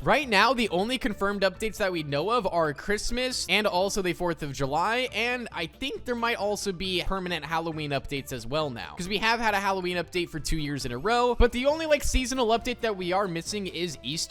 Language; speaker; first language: English; native; English